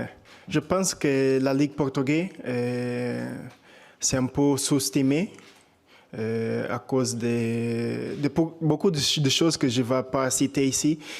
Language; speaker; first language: French; non-native, fluent; Portuguese